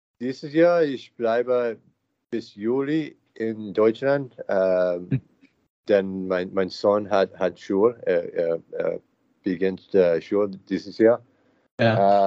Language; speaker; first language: German; non-native, learner; English